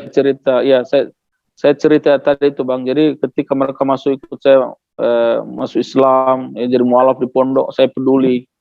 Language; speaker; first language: Indonesian; non-native, local second language; Tetum